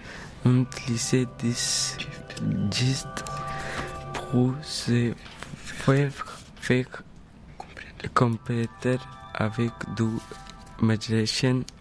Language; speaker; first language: French; non-native, learner; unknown